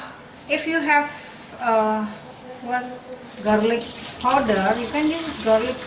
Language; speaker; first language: English; non-native, learner; Indonesian